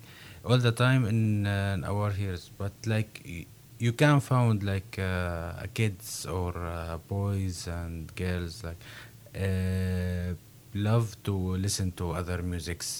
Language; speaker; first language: English; non-native, learner; Arabic